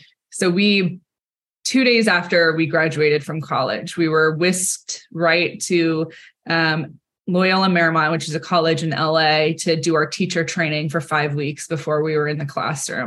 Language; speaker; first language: English; native; English